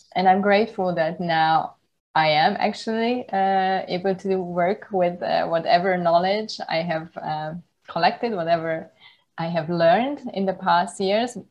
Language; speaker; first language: English; non-native, fluent; Hungarian